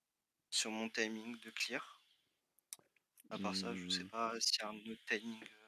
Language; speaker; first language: French; native; French